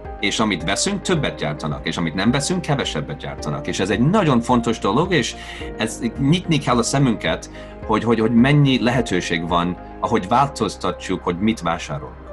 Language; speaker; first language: Hungarian; early bilingual, heritage; Hungarian